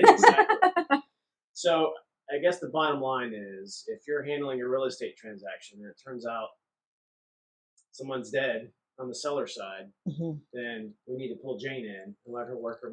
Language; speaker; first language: English; native; English